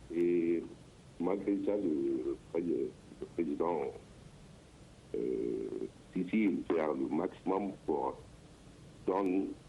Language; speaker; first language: French; non-native, learner; Arabic